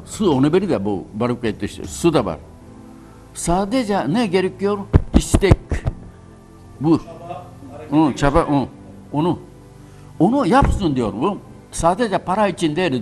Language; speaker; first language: Turkish; non-native, learner; Japanese